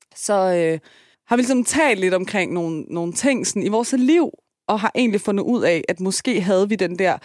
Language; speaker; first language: Danish; native; Danish